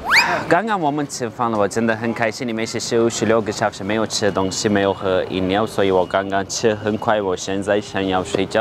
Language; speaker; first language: Chinese; non-native, fluent; Turkish